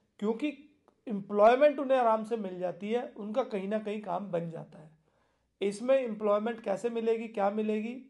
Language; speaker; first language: Hindi; non-native, local second language; Punjabi